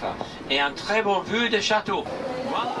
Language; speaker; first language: French; non-native, learner; English